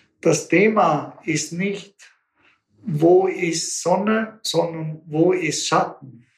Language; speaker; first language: German; native; German